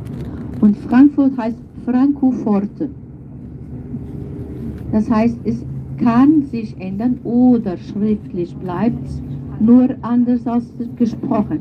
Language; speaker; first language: German; non-native, fluent; Portuguese